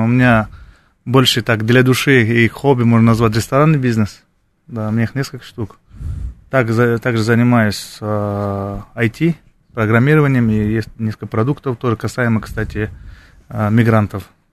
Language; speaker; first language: Russian; non-native, fluent; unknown